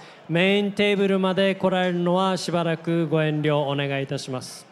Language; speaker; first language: Japanese; native; Japanese